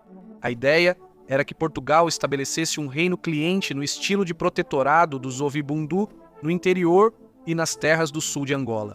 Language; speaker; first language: Portuguese; native; Portuguese